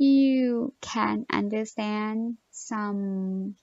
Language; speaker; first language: English; non-native, learner; Thai